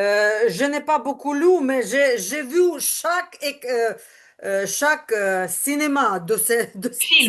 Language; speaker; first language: French; non-native, learner; Ukrainian